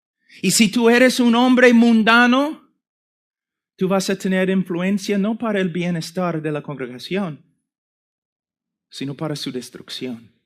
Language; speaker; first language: Spanish; non-native, fluent; English